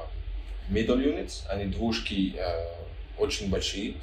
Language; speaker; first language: Russian; non-native, fluent; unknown